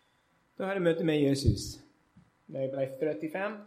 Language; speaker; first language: Norwegian; non-native, learner; English